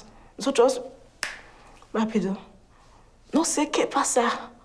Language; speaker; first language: Spanish; non-native, learner; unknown